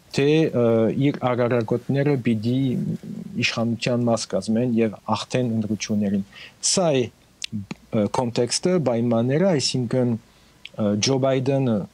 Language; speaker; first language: Armenian; early bilingual, heritage; Armenian